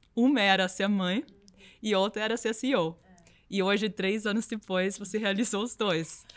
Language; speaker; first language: Portuguese; non-native, fluent; German